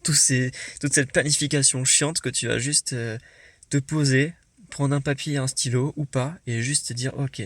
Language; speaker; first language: French; native; French